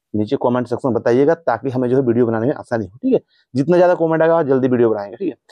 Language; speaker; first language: Hindi; native; Hindi